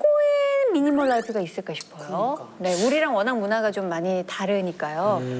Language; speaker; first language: Korean; native; Korean